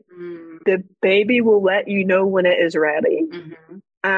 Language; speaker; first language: English; native; English